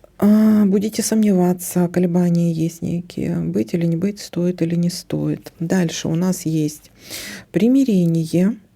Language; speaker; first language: Russian; native; Russian